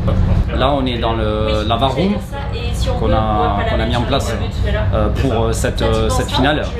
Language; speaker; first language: French; native; French